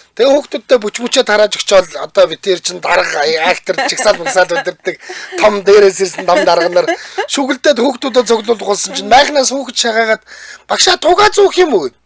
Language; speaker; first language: Mongolian; native; Mongolian